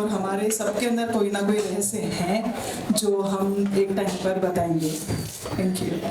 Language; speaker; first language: Hindi; native; Hindi